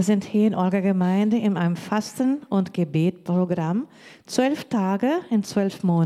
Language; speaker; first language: German; non-native, learner; Portuguese